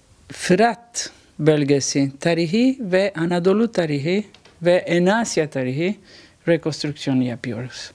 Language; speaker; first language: Turkish; non-native, learner; Italian